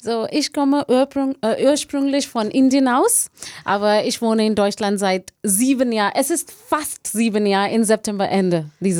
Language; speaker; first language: German; non-native, learner; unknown